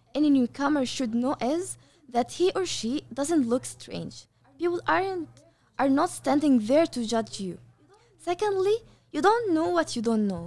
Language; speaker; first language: English; non-native, fluent; Arabic